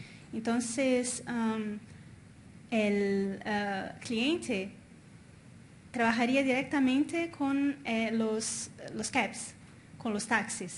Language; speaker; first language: Spanish; non-native, fluent; Portuguese